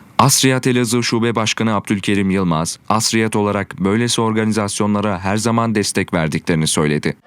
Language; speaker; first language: Turkish; native; Turkish